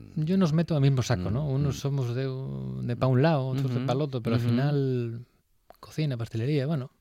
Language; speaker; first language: Spanish; native; Spanish